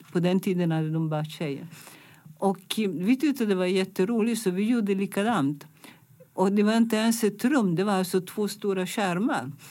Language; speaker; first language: Swedish; non-native, fluent; Italian